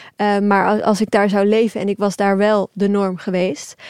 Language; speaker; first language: Dutch; early bilingual, other home language; Turkish